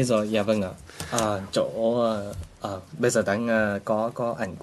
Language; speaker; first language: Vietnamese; early bilingual, heritage; Vietnamese